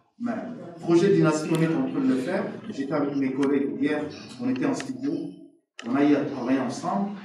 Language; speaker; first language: French; non-native, local second language; Lingala